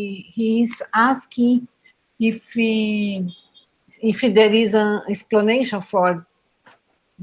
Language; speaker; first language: English; non-native, fluent; Portuguese